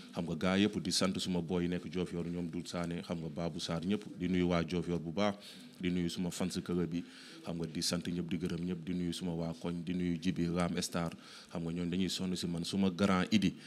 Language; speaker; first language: Wolof; non-native, local second language; Serer